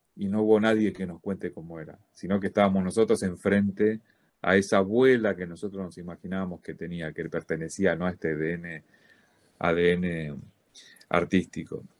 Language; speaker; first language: Spanish; native; Spanish